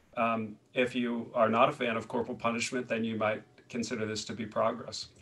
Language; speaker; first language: English; native; English